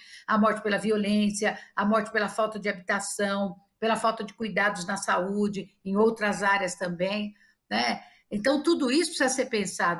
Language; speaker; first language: Portuguese; native; Portuguese